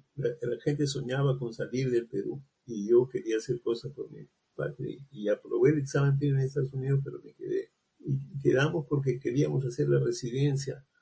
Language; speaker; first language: Spanish; native; Spanish